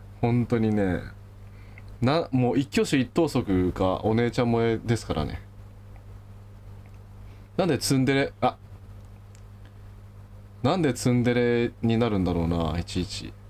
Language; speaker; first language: Japanese; native; Japanese